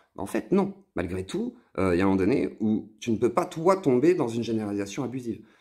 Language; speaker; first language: French; native; French